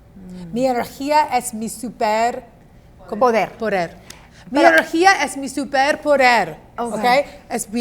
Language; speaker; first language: Spanish; non-native, learner; English